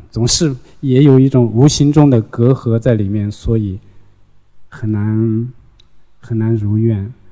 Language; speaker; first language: Chinese; non-native, local second language; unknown